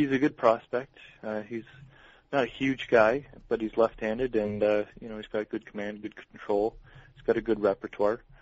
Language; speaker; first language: English; native; English